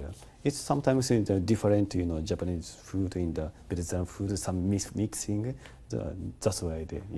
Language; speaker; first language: English; non-native, learner; Japanese